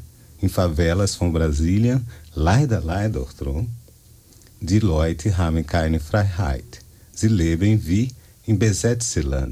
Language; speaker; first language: German; non-native, learner; Portuguese